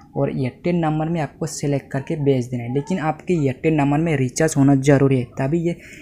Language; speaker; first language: Hindi; native; Hindi